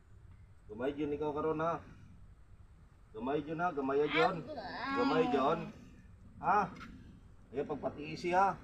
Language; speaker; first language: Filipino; non-native, local second language; Cebuano